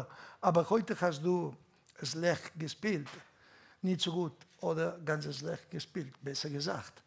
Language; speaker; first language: German; non-native, learner; Catalan